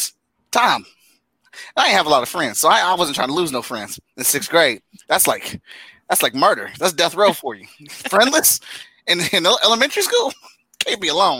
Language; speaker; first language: English; native; English